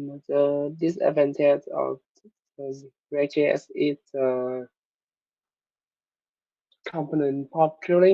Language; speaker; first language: English; non-native, learner; Vietnamese